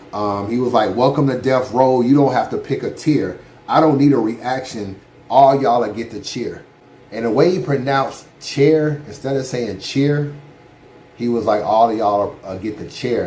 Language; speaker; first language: English; native; English